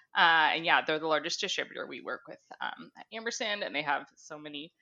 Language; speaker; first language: English; native; English